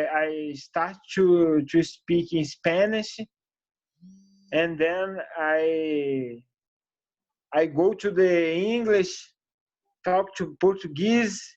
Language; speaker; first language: English; non-native, learner; Portuguese